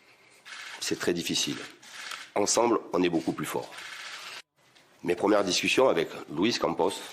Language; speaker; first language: French; native; French